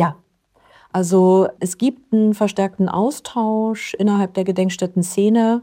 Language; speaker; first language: German; native; German